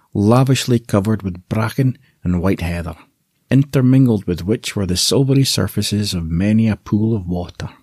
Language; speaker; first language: English; native; English